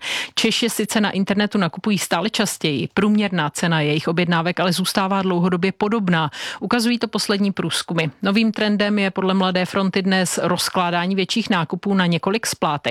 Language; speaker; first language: Czech; native; Czech